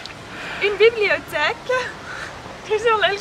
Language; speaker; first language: French; non-native, learner; Dutch